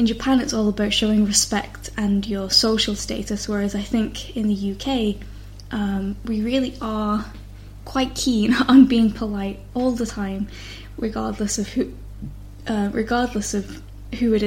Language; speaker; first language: English; native; English